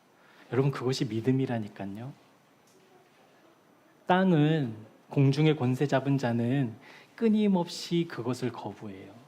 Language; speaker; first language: Korean; native; Korean